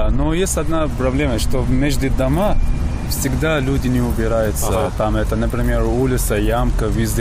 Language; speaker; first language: Russian; non-native, learner; Greek